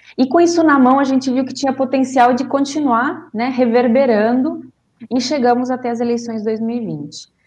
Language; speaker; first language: Portuguese; non-native, fluent; Spanish